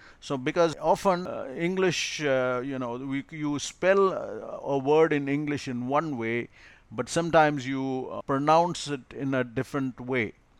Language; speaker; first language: English; non-native, local second language; Malayalam